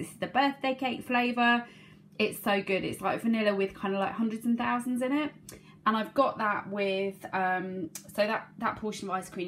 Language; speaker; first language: English; native; English